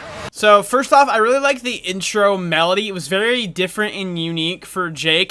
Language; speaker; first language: English; native; English